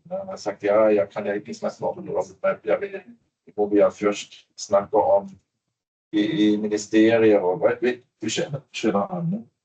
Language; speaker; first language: Norwegian; non-native, fluent; German